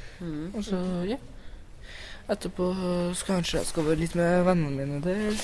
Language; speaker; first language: Norwegian; early bilingual, other home language; Persian